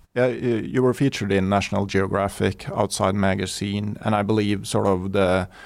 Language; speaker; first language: English; non-native, fluent; Norwegian